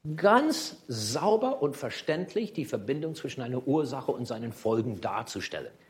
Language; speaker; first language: German; native; German